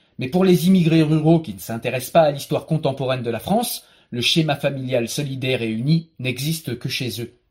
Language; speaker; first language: French; native; French